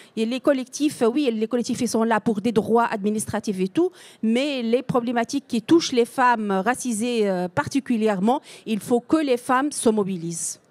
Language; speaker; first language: French; non-native, local second language; Arabic